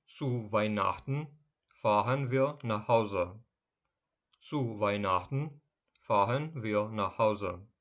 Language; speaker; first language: German; non-native, fluent; Ukrainian